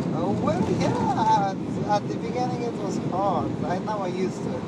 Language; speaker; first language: English; non-native, learner; Persian